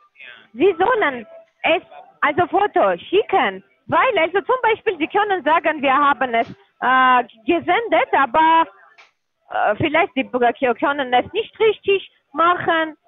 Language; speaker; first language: German; non-native, learner; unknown